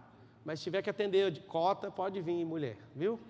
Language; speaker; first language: Portuguese; native; Portuguese